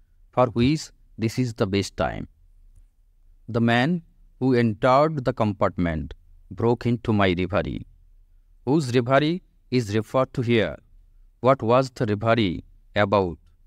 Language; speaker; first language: English; non-native, local second language; Bangla